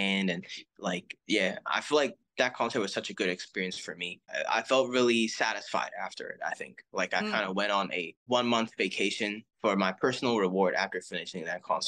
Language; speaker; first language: English; non-native, local second language; Cantonese